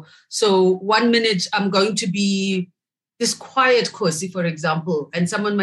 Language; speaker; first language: English; non-native, local second language; Zulu